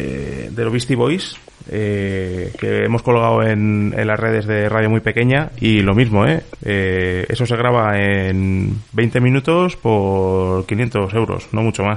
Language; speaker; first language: Spanish; native; Spanish